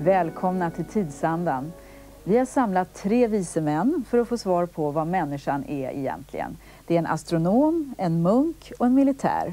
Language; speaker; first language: Swedish; native; Swedish